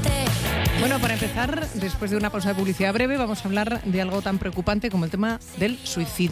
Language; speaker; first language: Spanish; native; Spanish